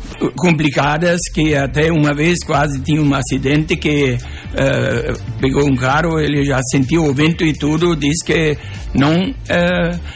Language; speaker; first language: Portuguese; non-native, local second language; German